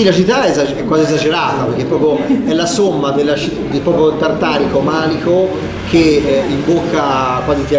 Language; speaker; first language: Italian; native; Italian